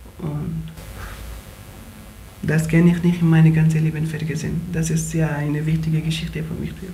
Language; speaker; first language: German; non-native, learner; Pashto